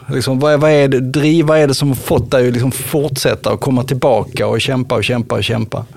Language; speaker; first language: Swedish; native; Swedish